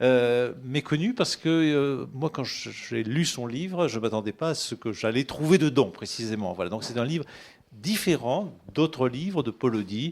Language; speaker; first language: French; native; French